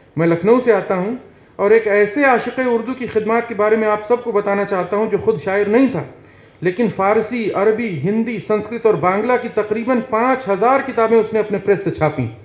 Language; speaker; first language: Hindi; native; Hindi